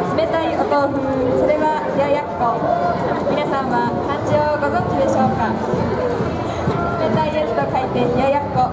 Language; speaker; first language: Japanese; native; Japanese